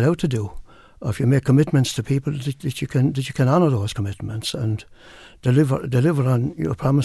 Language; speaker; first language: English; native; English